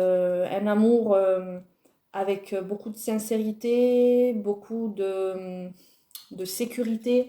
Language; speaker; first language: French; native; French